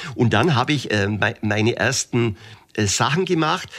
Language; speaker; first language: German; native; German